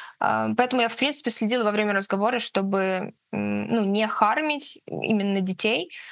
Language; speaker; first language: Russian; native; Russian